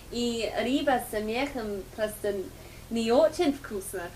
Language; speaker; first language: Russian; non-native, fluent; English